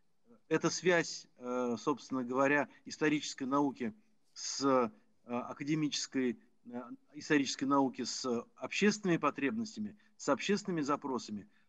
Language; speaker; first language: Russian; native; Russian